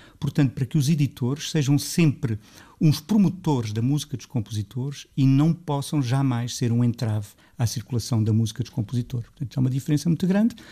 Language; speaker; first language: Portuguese; native; Portuguese